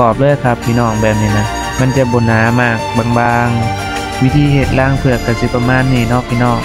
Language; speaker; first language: Thai; non-native, local second language; Lao